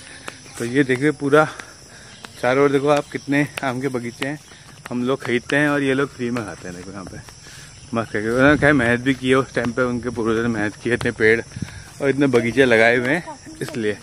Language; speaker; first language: Hindi; native; Hindi